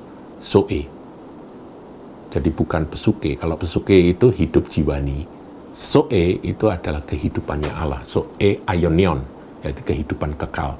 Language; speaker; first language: Indonesian; native; Indonesian